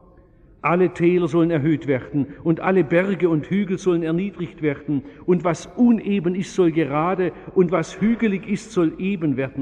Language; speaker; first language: German; native; German